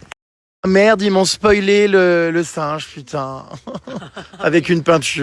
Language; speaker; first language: French; native; French